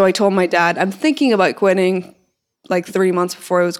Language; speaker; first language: English; native; English